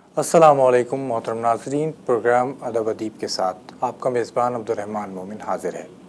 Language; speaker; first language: Urdu; native; Urdu